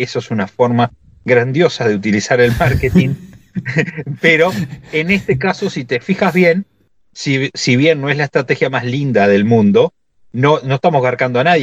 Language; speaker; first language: Spanish; native; Spanish